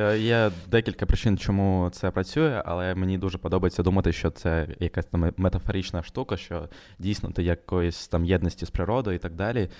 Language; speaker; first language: Ukrainian; non-native, local second language; Russian